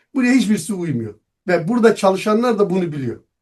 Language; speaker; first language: Turkish; non-native, local second language; Zaza